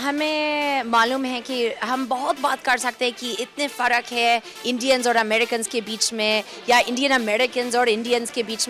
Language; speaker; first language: Hindi; non-native, fluent; English